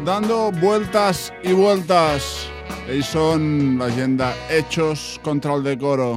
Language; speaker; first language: Spanish; non-native, local second language; Catalan